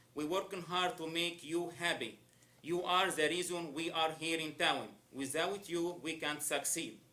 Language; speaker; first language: English; non-native, learner; Arabic